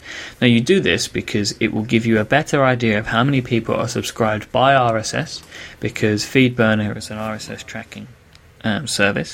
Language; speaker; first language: English; native; English